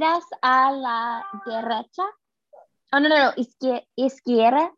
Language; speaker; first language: Spanish; non-native, learner; English